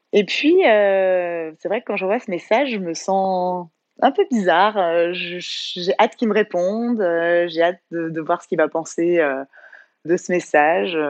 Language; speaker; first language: French; native; French